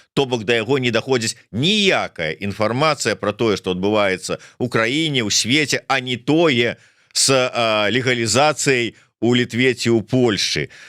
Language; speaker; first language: Belarusian; non-native, local second language; Russian